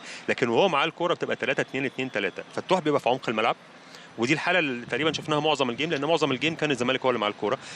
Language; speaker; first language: Arabic; native; Arabic